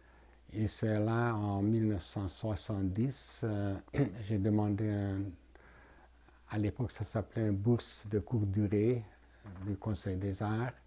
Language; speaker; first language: French; non-native, fluent; Hungarian